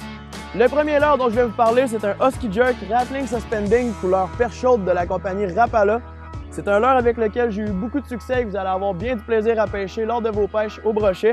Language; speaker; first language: French; native; French